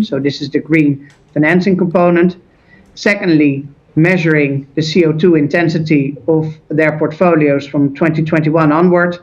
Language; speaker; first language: English; non-native, fluent; Dutch